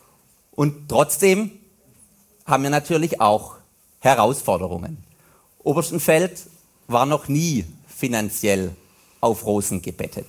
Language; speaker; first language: German; native; German